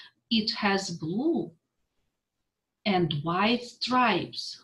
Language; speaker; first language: English; non-native, fluent; Russian